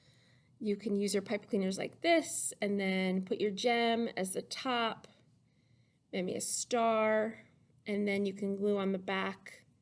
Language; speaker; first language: English; native; English